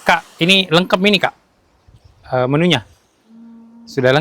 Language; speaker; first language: Malay; native; Malay